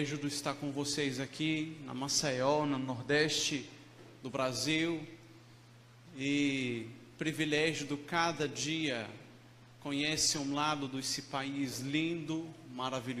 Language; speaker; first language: Portuguese; non-native, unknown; Arabic